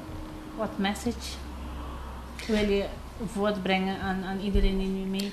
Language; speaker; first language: Dutch; non-native, local second language; Papiamento